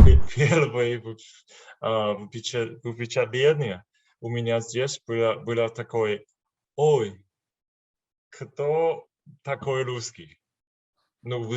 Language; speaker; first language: Russian; non-native, learner; Chinese